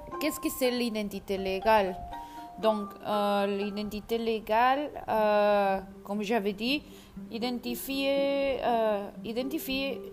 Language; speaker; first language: French; non-native, learner; Spanish